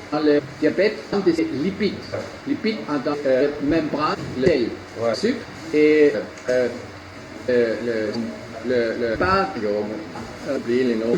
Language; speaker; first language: French; non-native, learner; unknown